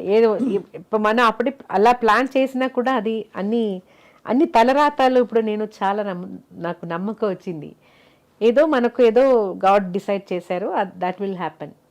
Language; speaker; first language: Telugu; non-native, fluent; Malayalam